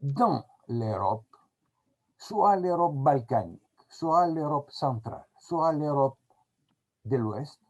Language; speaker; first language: French; non-native, fluent; Greek